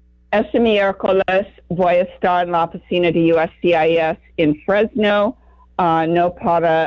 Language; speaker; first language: Spanish; non-native, learner; English